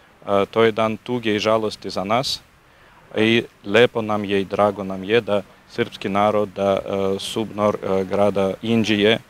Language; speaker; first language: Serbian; non-native, learner; Russian